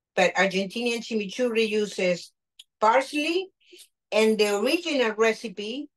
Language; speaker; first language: English; non-native, fluent; Spanish